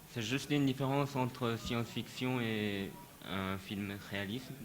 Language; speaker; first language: French; non-native, fluent; Japanese